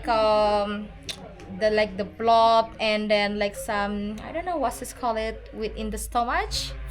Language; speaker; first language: English; non-native, fluent; Indonesian